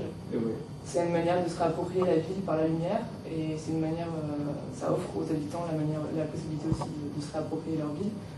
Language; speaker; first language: French; native; French